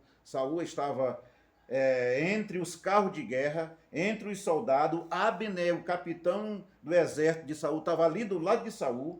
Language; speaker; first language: Portuguese; native; Portuguese